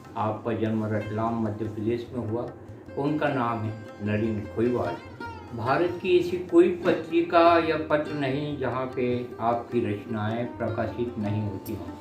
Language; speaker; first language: Hindi; native; Hindi